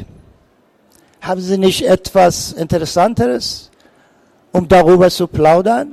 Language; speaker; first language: German; non-native, fluent; Persian